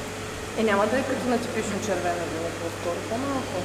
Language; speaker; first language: Bulgarian; native; Bulgarian